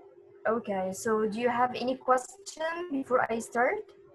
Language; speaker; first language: English; non-native, fluent; Arabic